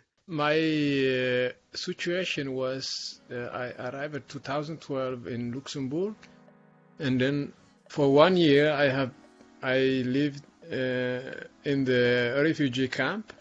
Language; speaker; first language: English; non-native, learner; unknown